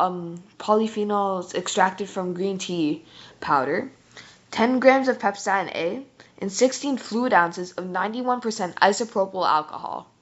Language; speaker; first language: English; native; English